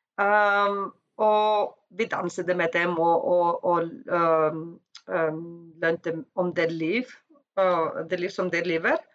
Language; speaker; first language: Swedish; non-native, learner; Icelandic